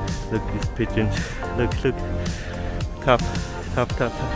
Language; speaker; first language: English; non-native, fluent; Chinese